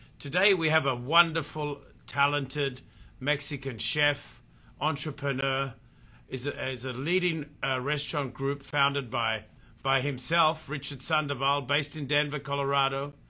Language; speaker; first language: English; native; English